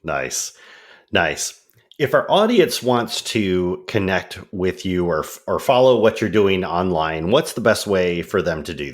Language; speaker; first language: English; native; English